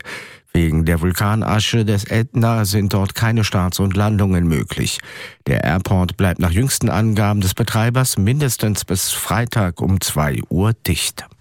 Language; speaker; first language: German; native; German